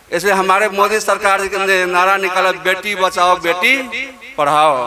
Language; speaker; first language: Hindi; native; Hindi